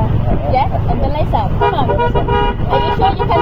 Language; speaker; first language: English; non-native, learner; Khmer